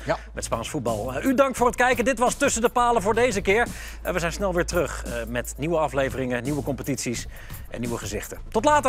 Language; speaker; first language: Dutch; native; Dutch